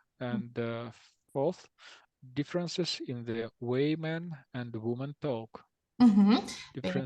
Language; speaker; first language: English; non-native, learner; Russian